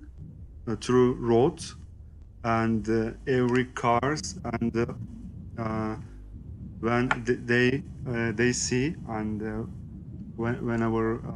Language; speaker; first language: English; non-native, learner; Turkish